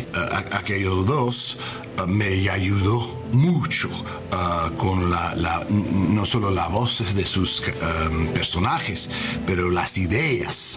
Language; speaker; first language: Spanish; non-native, learner; English